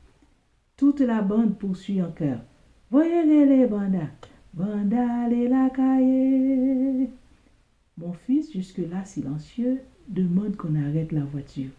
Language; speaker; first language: French; non-native, local second language; Haitian Creole